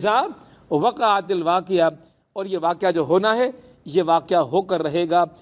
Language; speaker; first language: Urdu; non-native, local second language; Sindhi